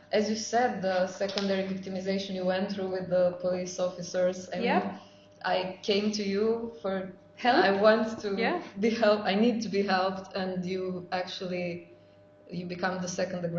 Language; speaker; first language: English; non-native, fluent; Romanian